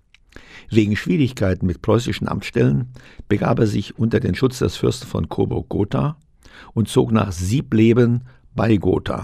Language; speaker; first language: German; native; German